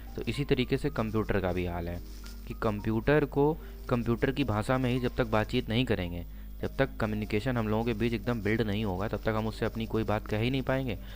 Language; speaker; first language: Hindi; native; Hindi